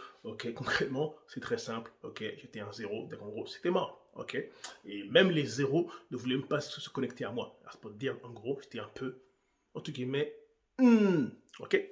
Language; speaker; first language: French; native; French